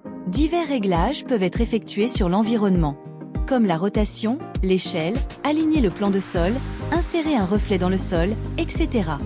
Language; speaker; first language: French; native; French